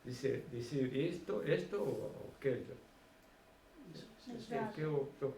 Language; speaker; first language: Spanish; non-native, fluent; Portuguese